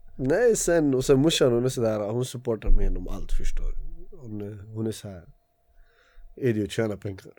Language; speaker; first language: Swedish; early bilingual, other home language; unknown